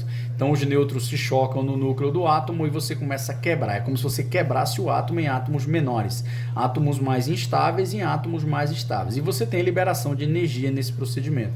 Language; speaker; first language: Portuguese; native; Portuguese